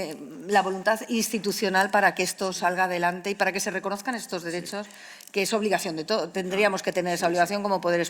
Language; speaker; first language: Spanish; native; Spanish